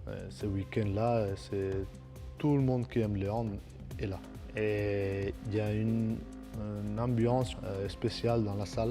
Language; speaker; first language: French; non-native, fluent; Spanish